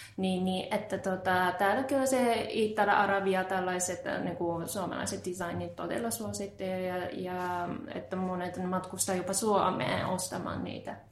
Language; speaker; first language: Finnish; non-native, fluent; Japanese